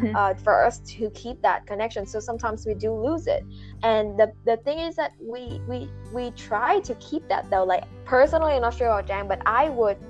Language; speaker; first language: English; non-native, fluent; Vietnamese